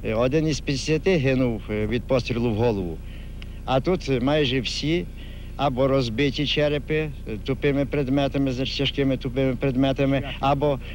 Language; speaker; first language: Ukrainian; native; Ukrainian